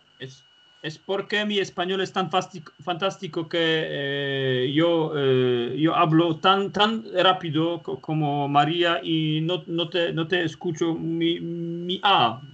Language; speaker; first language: Spanish; non-native, learner; Polish